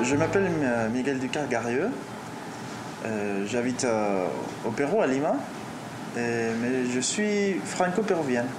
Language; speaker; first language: French; early bilingual, heritage; Spanish